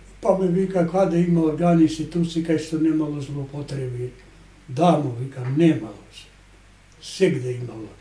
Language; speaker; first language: Macedonian; non-native, local second language; Albanian